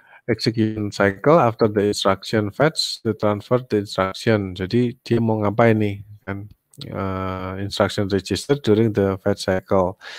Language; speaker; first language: English; non-native, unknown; Indonesian